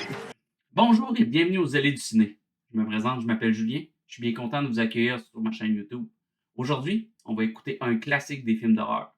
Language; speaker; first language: French; native; French